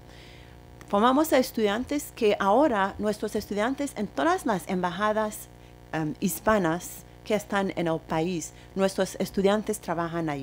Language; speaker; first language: Spanish; non-native, fluent; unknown